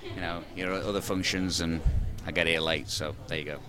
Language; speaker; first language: English; native; English